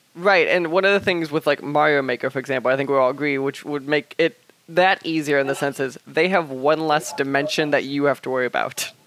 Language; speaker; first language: English; native; English